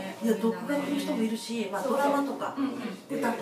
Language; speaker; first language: Japanese; native; Japanese